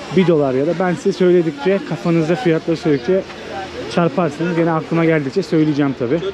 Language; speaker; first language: Turkish; native; Turkish